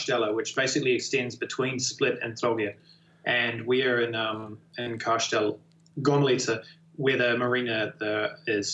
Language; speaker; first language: English; native; English